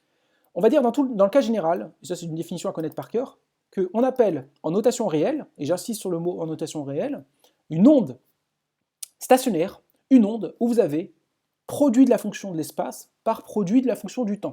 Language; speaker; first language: French; native; French